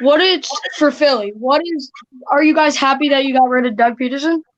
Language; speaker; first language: English; native; English